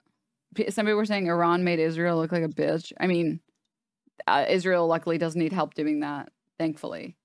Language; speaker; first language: English; native; English